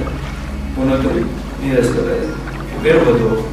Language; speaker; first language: Russian; non-native, learner; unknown